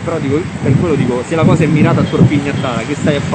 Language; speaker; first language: Italian; native; Italian